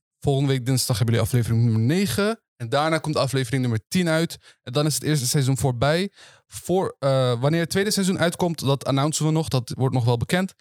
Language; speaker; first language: Dutch; early bilingual, other home language; Turkish